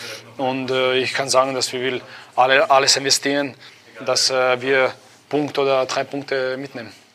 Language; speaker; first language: German; non-native, fluent; Croatian